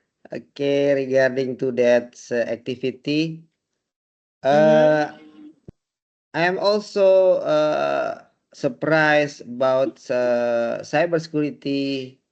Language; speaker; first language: English; non-native, learner; Indonesian